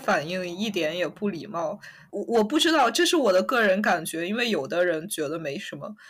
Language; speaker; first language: Chinese; native; Chinese